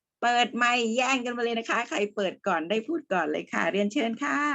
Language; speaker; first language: Thai; native; Thai